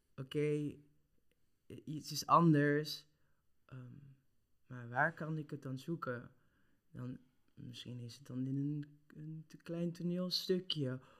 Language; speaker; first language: Dutch; non-native, local second language; Papiamento